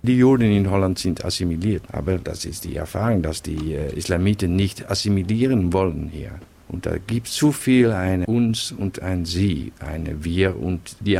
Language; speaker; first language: German; non-native, fluent; Dutch